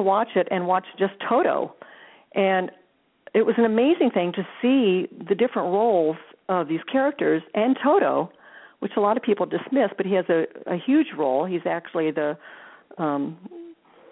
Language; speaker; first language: English; native; English